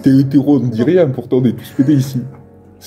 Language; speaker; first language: French; native; French